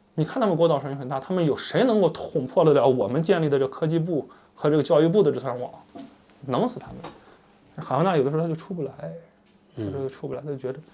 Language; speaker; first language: Chinese; native; Chinese